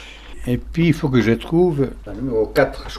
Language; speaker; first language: French; non-native, fluent; Spanish